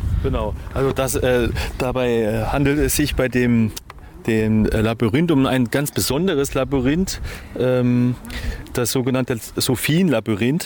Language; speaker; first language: German; native; German